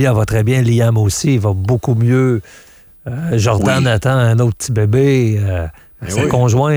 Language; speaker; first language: French; native; French